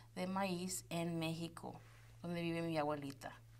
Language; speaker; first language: Spanish; early bilingual, heritage; Spanish